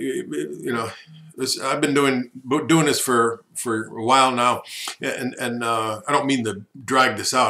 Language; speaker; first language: English; native; English